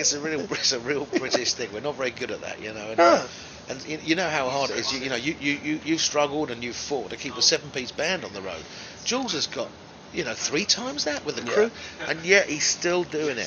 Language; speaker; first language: English; native; English